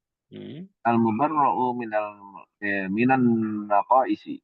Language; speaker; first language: Arabic; non-native, learner; Indonesian